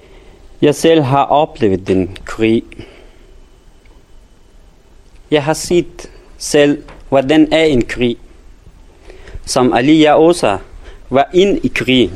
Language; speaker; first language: Danish; non-native, learner; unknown